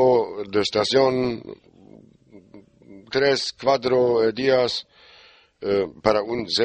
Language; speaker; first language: Spanish; non-native, learner; German